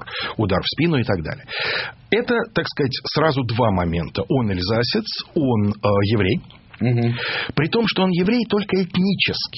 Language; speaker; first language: Russian; native; Russian